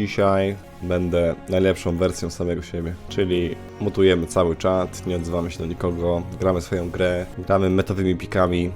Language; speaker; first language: Polish; native; Polish